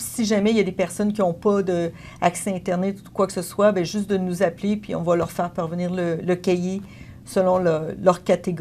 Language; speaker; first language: French; native; French